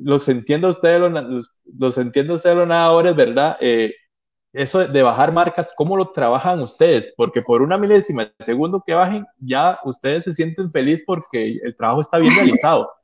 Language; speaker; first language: Spanish; native; Spanish